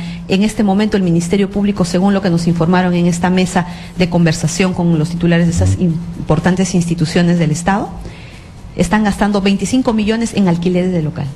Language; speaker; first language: Spanish; native; Spanish